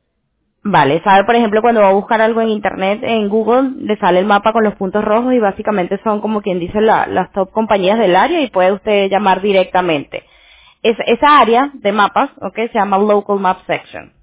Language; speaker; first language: Spanish; non-native, fluent; English